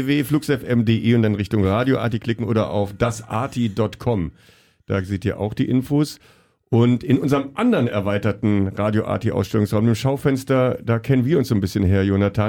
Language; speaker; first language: German; native; German